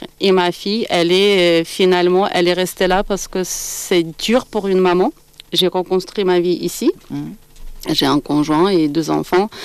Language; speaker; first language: French; non-native, fluent; Ukrainian